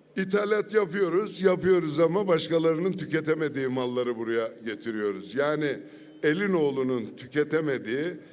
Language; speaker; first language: Turkish; native; Turkish